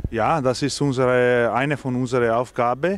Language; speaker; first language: German; non-native, learner; Italian